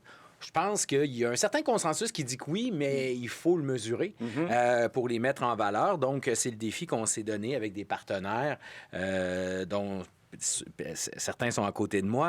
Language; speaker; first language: French; native; French